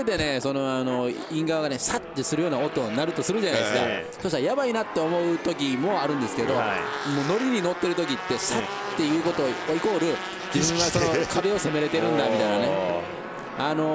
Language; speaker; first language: Japanese; native; Japanese